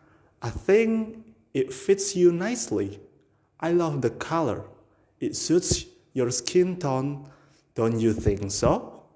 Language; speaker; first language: English; non-native, learner; Indonesian